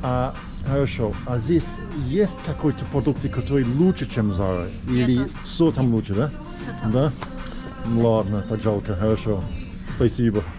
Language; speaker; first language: Russian; non-native, learner; English